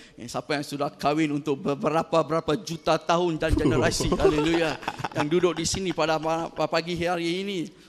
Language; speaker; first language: Malay; non-native, local second language; Tamil